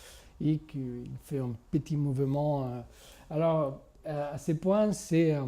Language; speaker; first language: French; non-native, fluent; Spanish